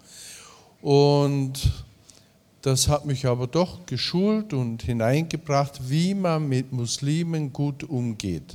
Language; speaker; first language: German; native; German